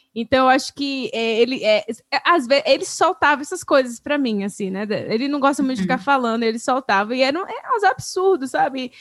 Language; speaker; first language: Portuguese; native; Portuguese